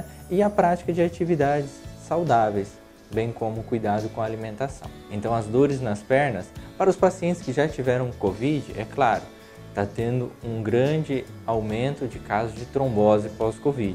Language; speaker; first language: Portuguese; native; Portuguese